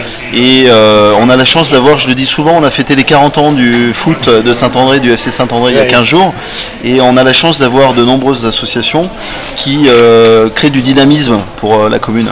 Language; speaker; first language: French; native; French